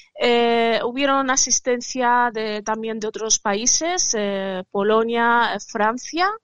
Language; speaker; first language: Spanish; early bilingual, other home language; Arabic